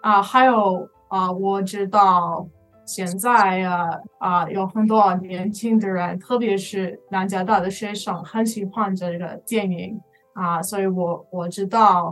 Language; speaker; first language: Chinese; non-native, learner; English